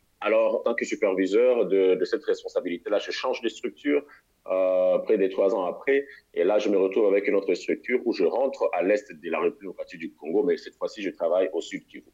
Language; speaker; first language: French; non-native, local second language; Lingala